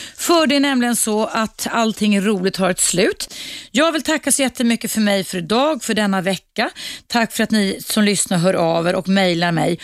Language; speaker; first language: Swedish; native; Swedish